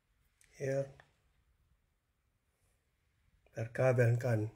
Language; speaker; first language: German; non-native, learner; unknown